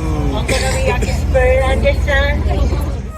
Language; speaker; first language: Japanese; native; Japanese